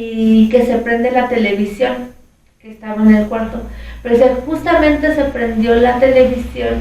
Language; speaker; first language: Spanish; native; Spanish